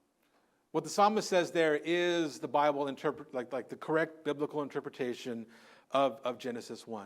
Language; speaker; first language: English; native; English